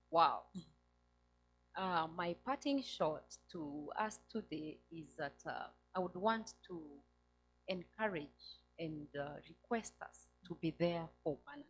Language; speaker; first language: English; non-native, local second language; Swahili